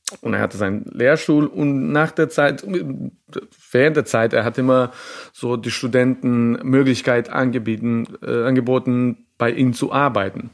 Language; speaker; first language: German; non-native, fluent; Serbian